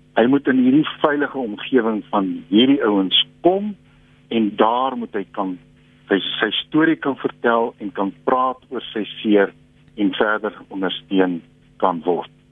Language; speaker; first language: Afrikaans; native; Afrikaans